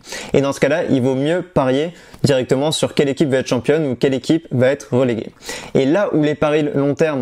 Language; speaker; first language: French; native; French